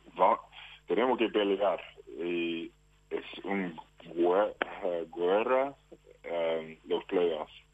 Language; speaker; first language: Spanish; non-native, fluent; English